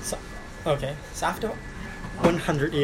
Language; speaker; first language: English; non-native, learner; Japanese